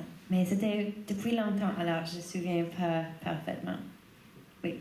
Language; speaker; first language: French; non-native, learner; English